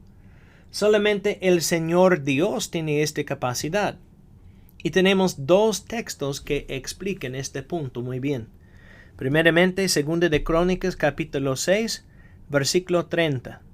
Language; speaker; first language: Spanish; non-native, fluent; English